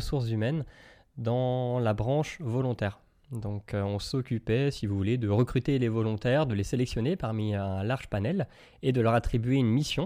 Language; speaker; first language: French; native; French